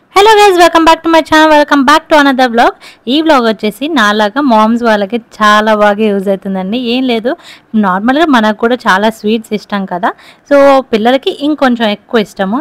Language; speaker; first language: Telugu; non-native, local second language; Lambadi